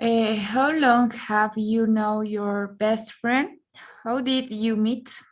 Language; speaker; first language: English; non-native, learner; Spanish